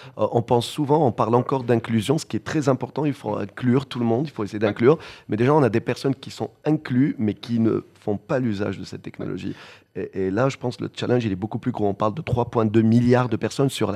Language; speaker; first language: French; non-native, local second language; Arabic